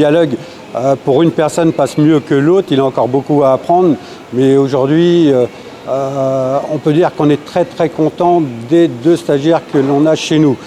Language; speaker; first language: French; native; French